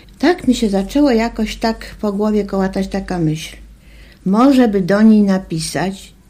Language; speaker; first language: Polish; native; Polish